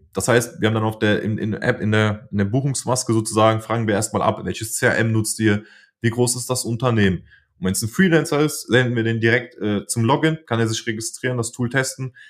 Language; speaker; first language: German; early bilingual, other home language; Polish